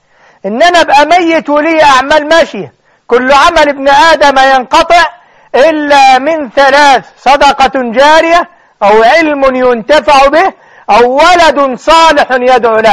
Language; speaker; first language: Arabic; native; Arabic